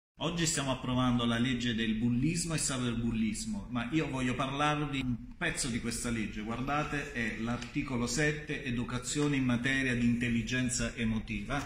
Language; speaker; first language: Italian; native; Italian